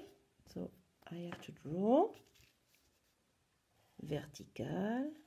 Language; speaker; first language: English; non-native, learner; French